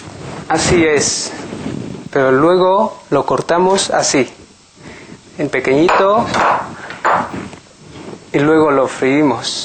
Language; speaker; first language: Spanish; non-native, learner; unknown